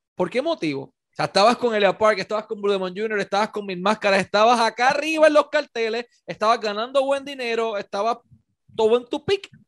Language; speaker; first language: Spanish; native; Spanish